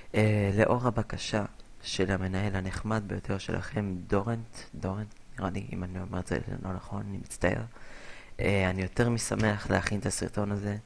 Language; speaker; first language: Hebrew; native; Hebrew